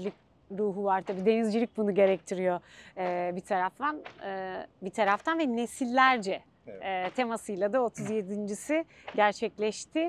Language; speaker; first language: Turkish; native; Turkish